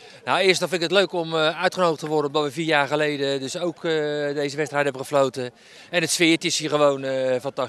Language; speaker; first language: Dutch; native; Dutch